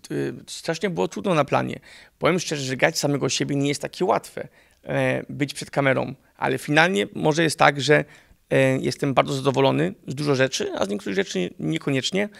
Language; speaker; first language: Polish; early bilingual, heritage; Polish